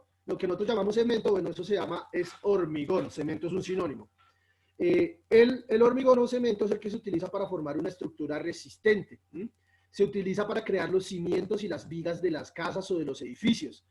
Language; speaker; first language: Spanish; native; Spanish